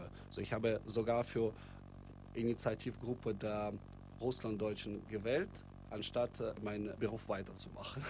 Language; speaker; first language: German; non-native, fluent; Russian